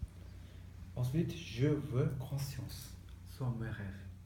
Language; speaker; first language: French; non-native, learner; Tibetan